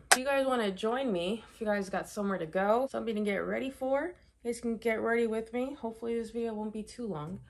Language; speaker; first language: English; native; English